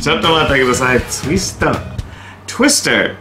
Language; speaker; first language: Japanese; non-native, learner; English